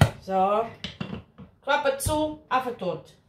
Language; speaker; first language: German; non-native, fluent; Portuguese